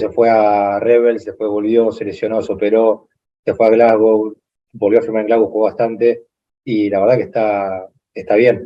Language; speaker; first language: Spanish; native; Spanish